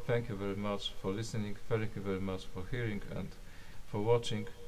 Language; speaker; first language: English; non-native, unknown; Polish